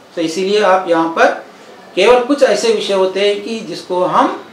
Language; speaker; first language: Hindi; non-native, local second language; Telugu